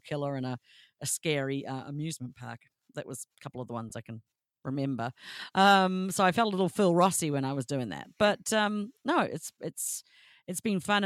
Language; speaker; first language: English; native; English